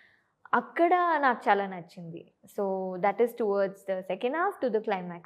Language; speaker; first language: Telugu; non-native, fluent; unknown